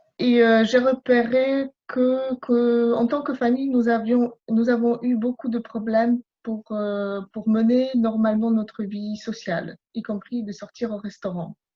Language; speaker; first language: French; non-native, fluent; Polish